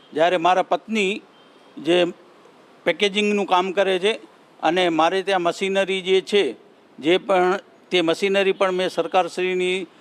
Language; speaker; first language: Gujarati; native; Gujarati